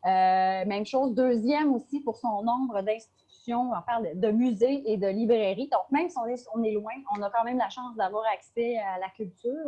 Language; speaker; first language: French; native; French